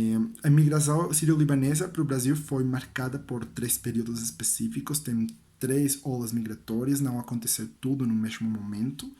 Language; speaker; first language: Portuguese; non-native, learner; Spanish